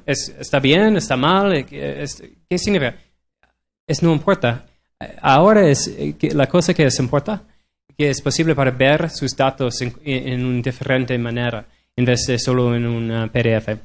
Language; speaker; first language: Spanish; non-native, learner; English